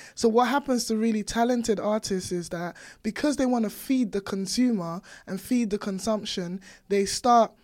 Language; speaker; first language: English; non-native, local second language; Igbo